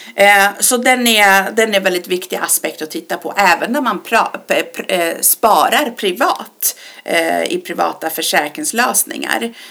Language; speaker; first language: Swedish; early bilingual, other home language; Persian